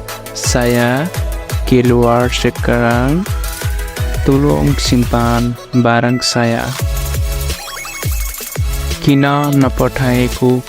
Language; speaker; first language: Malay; non-native, fluent; Nepali